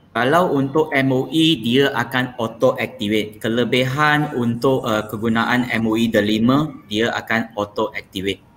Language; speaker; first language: Malay; non-native, local second language; Chinese